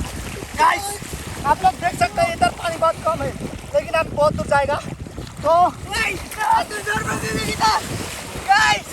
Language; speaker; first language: Hindi; non-native, local second language; Assamese